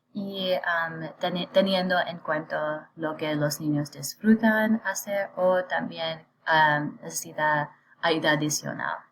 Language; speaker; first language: Spanish; non-native, learner; English